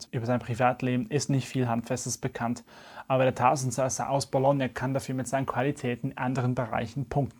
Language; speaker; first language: German; native; German